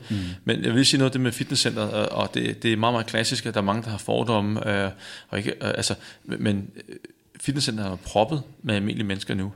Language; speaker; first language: Danish; native; Danish